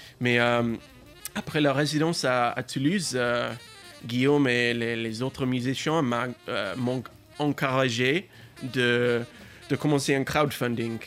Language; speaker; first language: French; non-native, learner; English